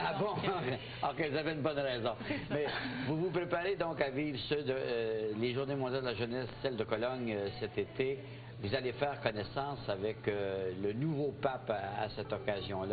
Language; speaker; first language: French; native; French